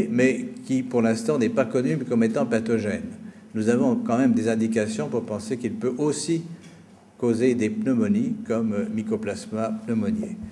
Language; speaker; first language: French; native; French